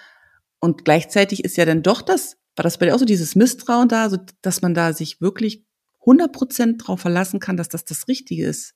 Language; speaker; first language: German; native; German